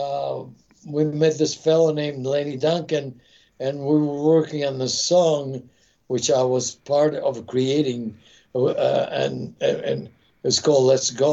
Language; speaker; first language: English; non-native, fluent; Italian